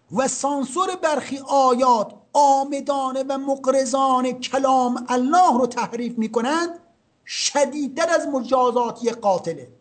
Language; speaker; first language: Persian; native; Persian